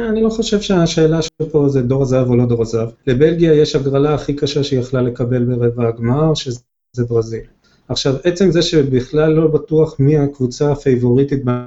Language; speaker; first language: Hebrew; native; Hebrew